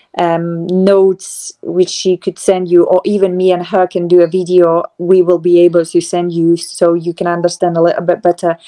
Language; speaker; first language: English; non-native, fluent; Slovak